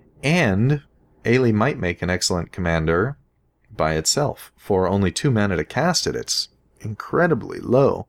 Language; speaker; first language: English; native; English